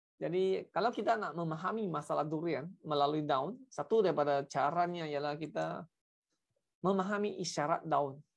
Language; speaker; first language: Malay; non-native, local second language; Chinese